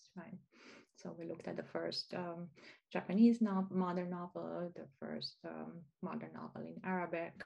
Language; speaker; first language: English; non-native, fluent; Romanian